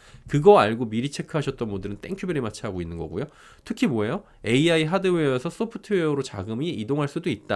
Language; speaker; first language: Korean; native; Korean